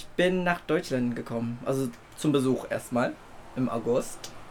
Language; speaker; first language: German; non-native, fluent; Filipino